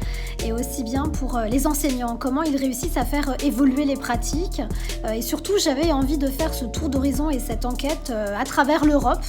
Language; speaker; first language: French; native; French